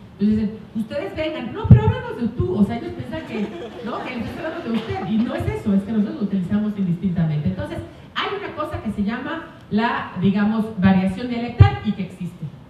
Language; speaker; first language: Spanish; native; Spanish